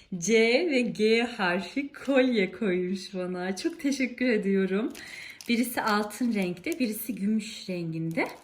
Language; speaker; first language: Turkish; early bilingual, heritage; Turkish